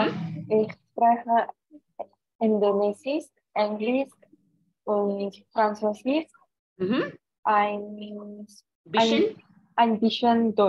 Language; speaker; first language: German; non-native, learner; Indonesian